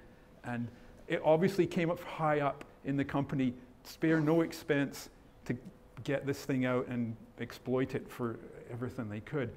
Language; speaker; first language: English; native; English